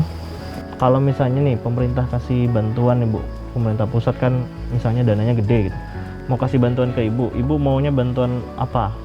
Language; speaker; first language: Indonesian; native; Indonesian